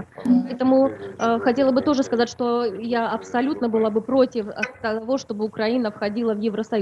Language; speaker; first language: Russian; native; Russian